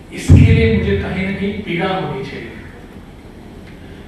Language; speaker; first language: Hindi; non-native, local second language; Konkani